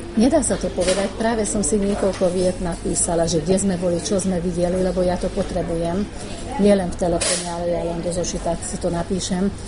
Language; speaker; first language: Slovak; non-native, local second language; Hungarian